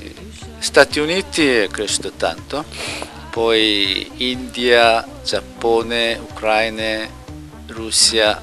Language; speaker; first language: Italian; non-native, learner; Korean